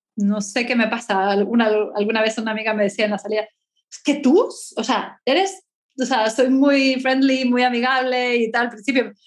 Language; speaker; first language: Spanish; native; Spanish